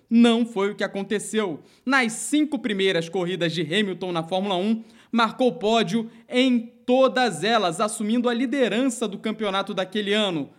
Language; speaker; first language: Portuguese; native; Portuguese